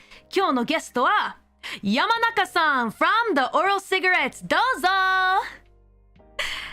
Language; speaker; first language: Japanese; non-native, learner; English